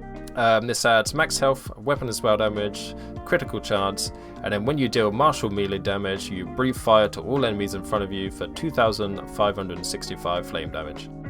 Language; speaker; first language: English; native; English